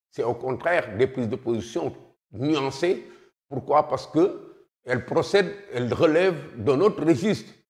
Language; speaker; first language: French; non-native, local second language; Wolof